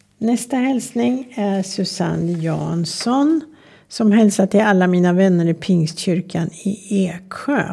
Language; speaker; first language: Swedish; native; Swedish